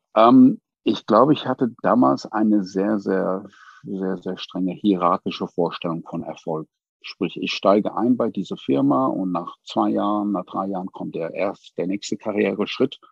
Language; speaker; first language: German; non-native, fluent; English